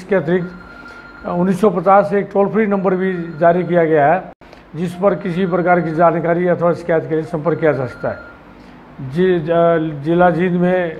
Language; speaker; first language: Hindi; native; Hindi